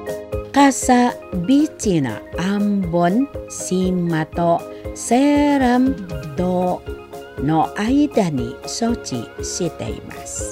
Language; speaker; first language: Japanese; non-native, fluent; Indonesian